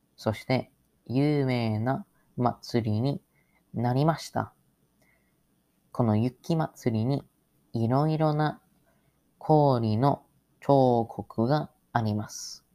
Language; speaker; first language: Japanese; non-native, learner; English